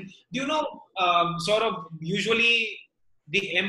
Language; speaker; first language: English; non-native, local second language; Gujarati